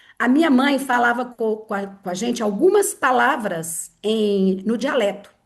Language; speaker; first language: Portuguese; native; Portuguese